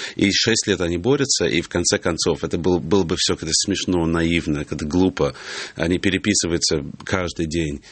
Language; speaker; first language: Russian; early bilingual, heritage; English